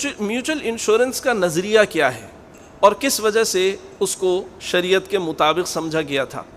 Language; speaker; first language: Urdu; native; Urdu